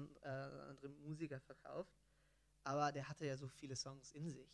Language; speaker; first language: German; non-native, fluent; Italian